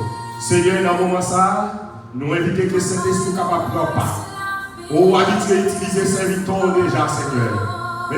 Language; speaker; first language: French; non-native, local second language; Haitian Creole